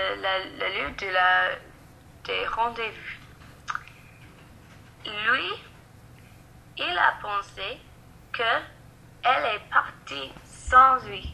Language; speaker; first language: French; non-native, learner; English